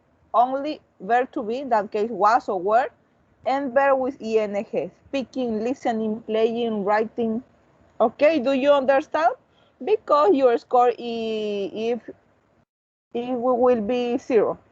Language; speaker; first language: English; non-native, fluent; Spanish